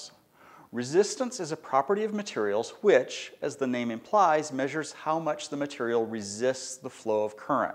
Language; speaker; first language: English; native; English